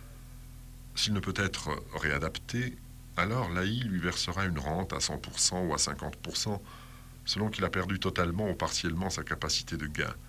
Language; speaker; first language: French; native; French